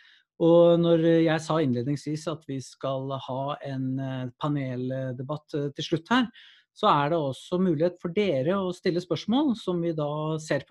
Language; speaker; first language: Norwegian; native; Norwegian